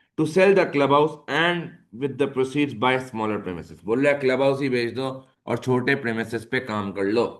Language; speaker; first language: Urdu; native; Urdu